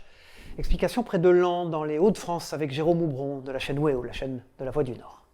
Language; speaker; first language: French; native; French